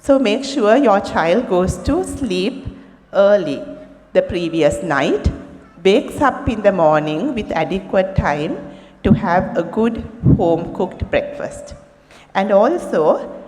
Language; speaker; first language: English; non-native, local second language; Sinhala